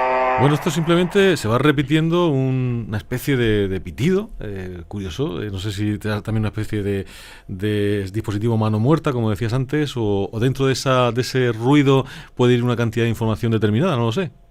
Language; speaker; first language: Spanish; native; Spanish